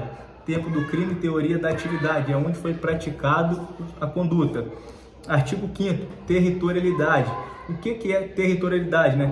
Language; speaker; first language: Portuguese; native; Portuguese